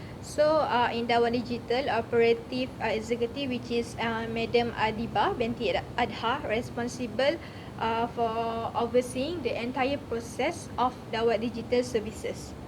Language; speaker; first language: English; non-native, learner; Malay